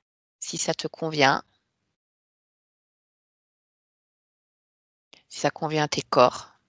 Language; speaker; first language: French; native; French